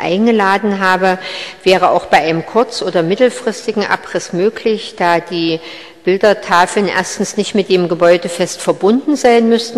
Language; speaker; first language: German; native; German